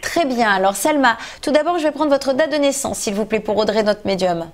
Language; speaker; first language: French; native; French